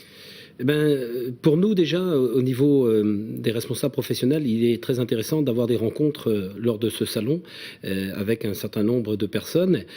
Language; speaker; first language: French; native; French